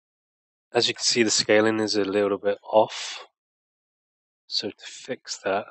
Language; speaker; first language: English; native; English